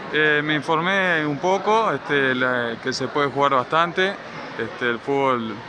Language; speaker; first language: Spanish; native; Spanish